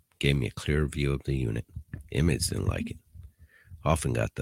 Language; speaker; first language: English; early bilingual, other home language; Spanish